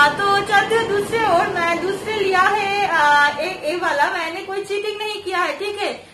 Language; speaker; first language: Hindi; non-native, local second language; Bangla